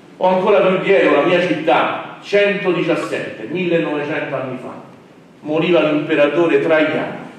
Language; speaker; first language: Italian; native; Italian